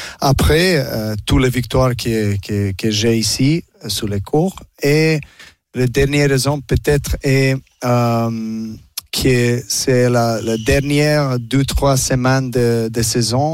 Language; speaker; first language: French; non-native, learner; Serbian